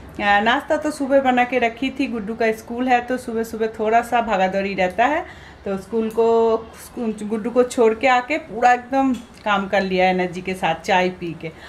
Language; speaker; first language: Hindi; non-native, local second language; Bangla